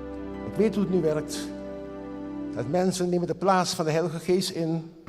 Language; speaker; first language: Dutch; non-native, local second language; Papiamento